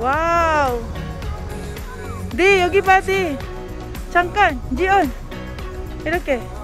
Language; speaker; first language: Korean; non-native, learner; Filipino